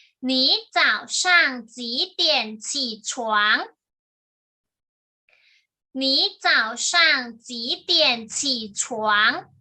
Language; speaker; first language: Chinese; non-native, fluent; Thai